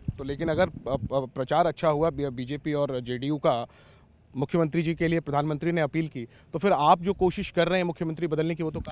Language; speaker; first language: Hindi; native; Hindi